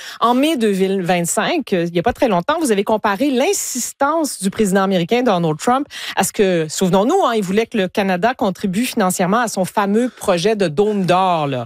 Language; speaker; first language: French; native; French